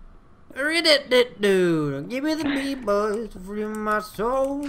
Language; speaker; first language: English; native; English